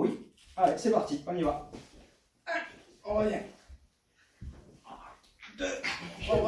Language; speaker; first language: French; native; French